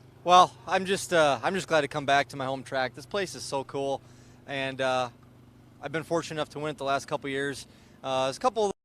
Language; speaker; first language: English; native; English